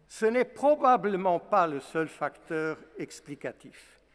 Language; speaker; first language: French; non-native, fluent; Portuguese